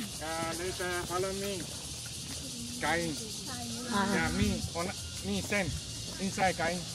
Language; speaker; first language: English; non-native, learner; Chinese